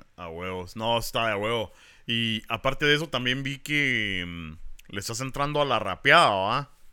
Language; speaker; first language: Spanish; native; Spanish